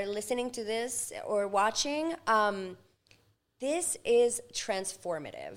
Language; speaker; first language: English; non-native, fluent; Spanish